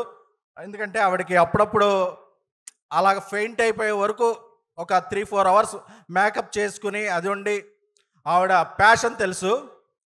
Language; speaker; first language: Telugu; native; Telugu